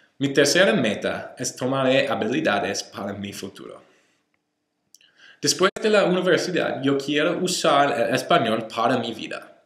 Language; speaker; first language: Spanish; non-native, learner; English